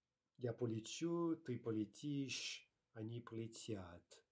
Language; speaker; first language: Russian; non-native, fluent; English